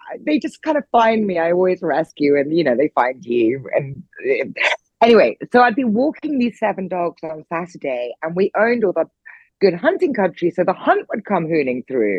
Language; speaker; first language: English; native; English